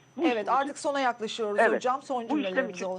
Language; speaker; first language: Turkish; native; Turkish